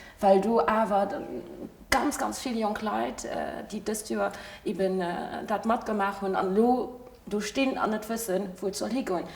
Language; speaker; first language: Luxembourgish; early bilingual, other home language; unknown